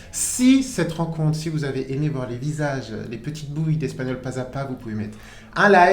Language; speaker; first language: French; native; French